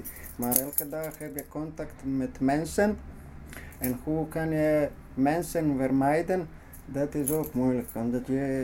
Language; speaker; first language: Dutch; non-native, fluent; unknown